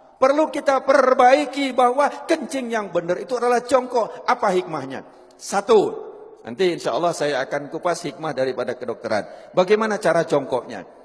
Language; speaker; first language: Indonesian; non-native, local second language; Javanese